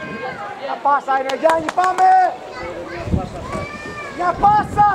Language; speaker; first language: Greek; native; Greek